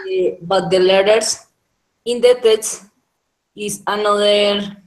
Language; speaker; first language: English; non-native, learner; Spanish